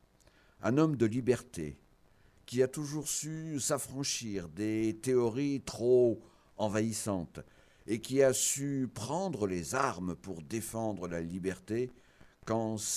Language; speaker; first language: French; native; French